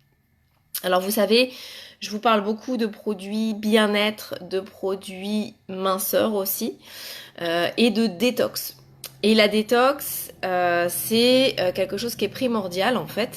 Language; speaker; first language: French; native; French